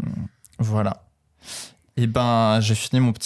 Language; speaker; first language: French; native; French